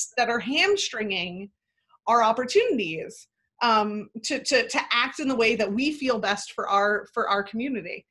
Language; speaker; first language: English; native; English